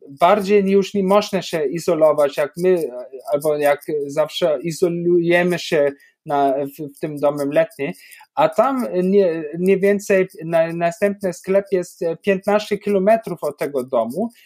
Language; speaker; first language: Polish; non-native, fluent; German